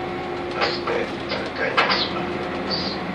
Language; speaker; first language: Japanese; native; Japanese